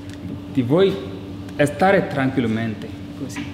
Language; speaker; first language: Italian; non-native, learner; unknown